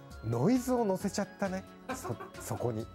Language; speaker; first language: Japanese; native; Japanese